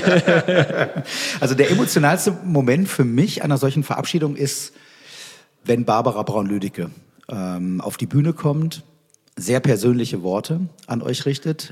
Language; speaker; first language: German; native; German